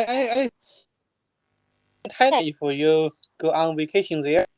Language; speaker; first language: English; non-native, learner; Chinese